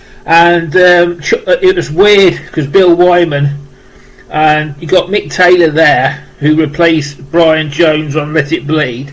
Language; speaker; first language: English; native; English